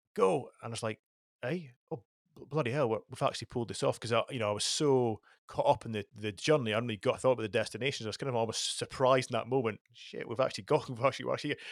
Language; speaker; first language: English; native; English